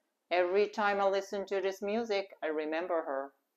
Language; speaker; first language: English; non-native, fluent; Japanese